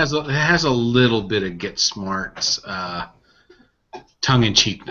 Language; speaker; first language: English; native; English